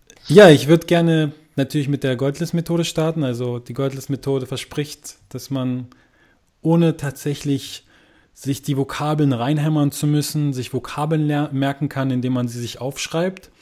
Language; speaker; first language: German; native; German